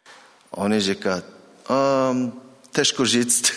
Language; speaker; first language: Czech; non-native, learner; Mongolian